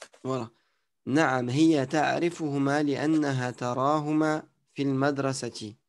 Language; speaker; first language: Arabic; non-native, fluent; French